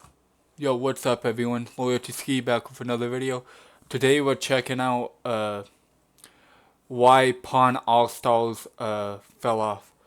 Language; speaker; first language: English; native; English